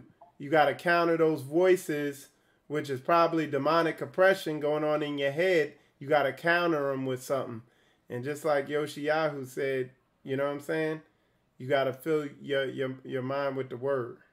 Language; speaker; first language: English; native; English